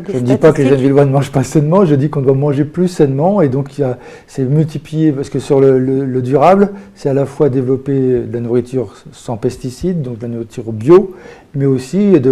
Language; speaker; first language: French; native; French